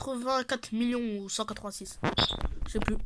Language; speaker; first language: French; native; French